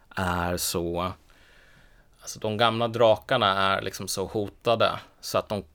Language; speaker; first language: Swedish; native; Swedish